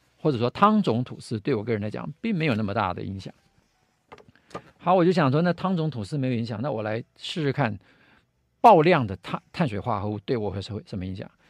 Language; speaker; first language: Chinese; native; Chinese